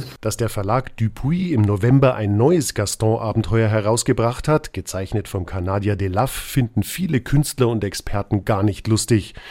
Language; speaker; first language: German; native; German